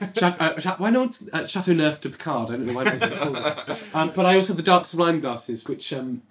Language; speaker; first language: English; native; English